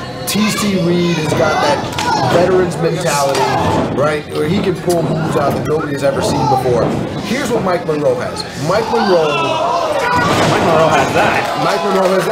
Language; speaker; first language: English; native; English